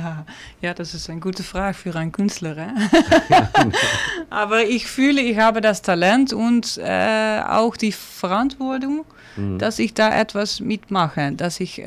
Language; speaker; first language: German; non-native, learner; Dutch